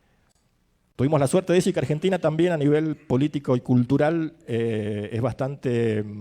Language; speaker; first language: Spanish; native; Spanish